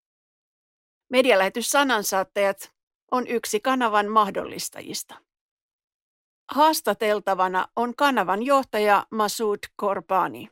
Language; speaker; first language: Finnish; native; Finnish